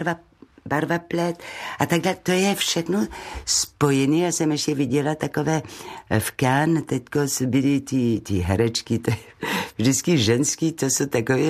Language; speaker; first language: Czech; non-native, learner; French